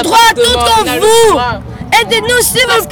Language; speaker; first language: French; non-native, learner; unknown